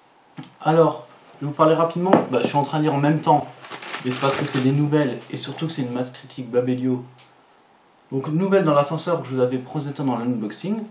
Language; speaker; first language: French; native; French